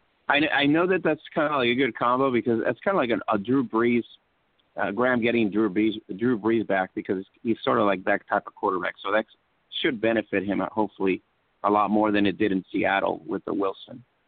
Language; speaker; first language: English; early bilingual, other home language; Spanish